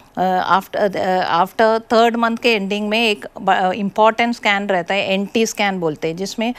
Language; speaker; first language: Hindi; non-native, local second language; Malayalam